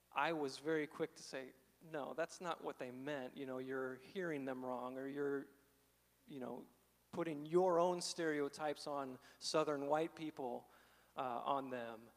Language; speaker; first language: English; native; English